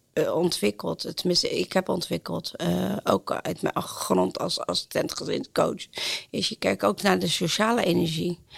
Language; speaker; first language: Dutch; non-native, fluent; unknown